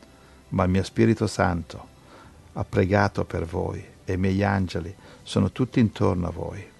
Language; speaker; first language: Italian; native; Italian